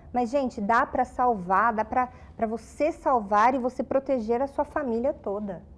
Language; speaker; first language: Portuguese; native; Portuguese